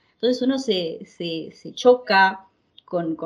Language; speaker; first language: Spanish; native; Spanish